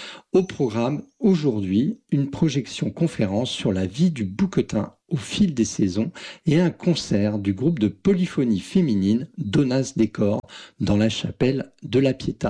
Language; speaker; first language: French; native; French